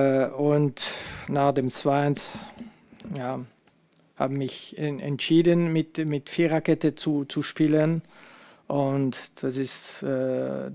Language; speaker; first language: German; non-native, fluent; French